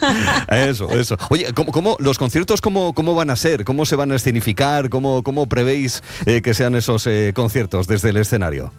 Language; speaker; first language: Spanish; native; Spanish